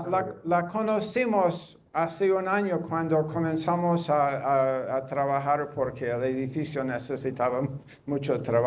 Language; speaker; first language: Spanish; non-native, fluent; English